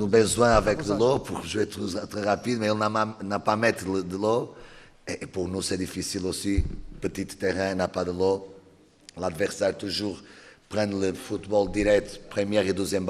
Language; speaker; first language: French; non-native, learner; Portuguese